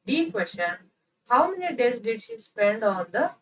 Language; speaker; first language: English; non-native, local second language; Kannada